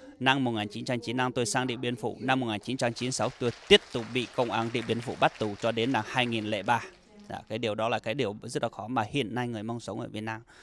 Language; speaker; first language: Vietnamese; non-native, local second language; Hmong